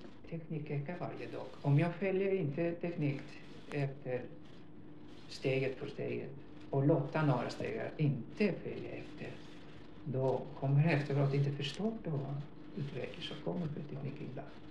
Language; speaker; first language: Swedish; non-native, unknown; Greek